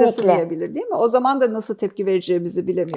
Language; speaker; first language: Turkish; native; Turkish